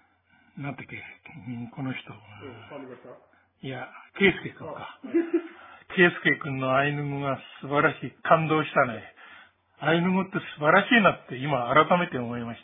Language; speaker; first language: Japanese; native; Japanese